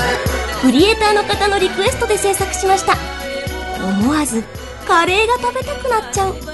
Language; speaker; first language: Japanese; native; Japanese